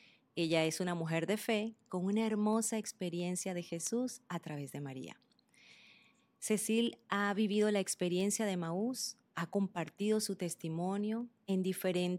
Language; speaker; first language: Spanish; native; Spanish